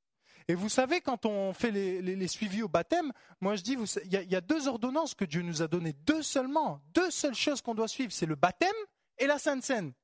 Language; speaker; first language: French; native; French